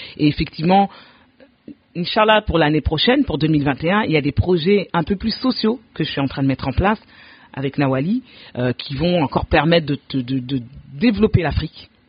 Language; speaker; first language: French; early bilingual, other home language; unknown